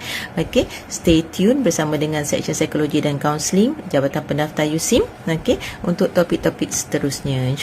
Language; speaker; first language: Malay; native; Malay